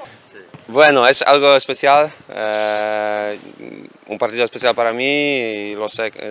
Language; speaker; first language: Spanish; non-native, fluent; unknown